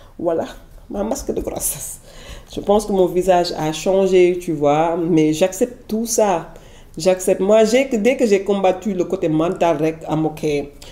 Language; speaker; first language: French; non-native, local second language; Wolof